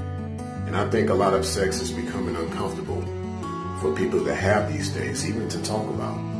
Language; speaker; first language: English; native; English